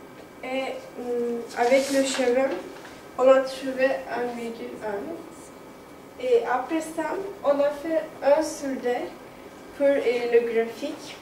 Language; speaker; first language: French; non-native, learner; Turkish